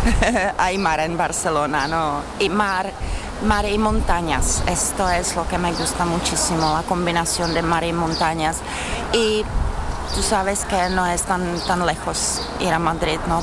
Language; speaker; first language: Spanish; non-native, learner; Czech